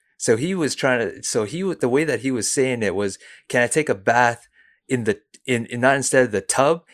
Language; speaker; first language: English; early bilingual, other home language; Cantonese